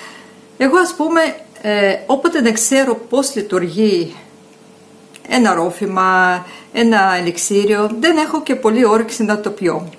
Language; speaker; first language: Greek; non-native, fluent; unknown